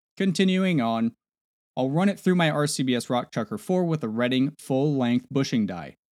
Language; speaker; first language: English; native; English